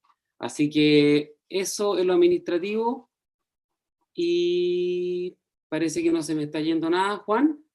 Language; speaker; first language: Spanish; native; Spanish